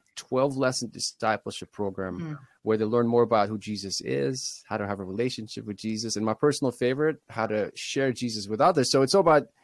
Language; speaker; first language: English; early bilingual, other home language; Russian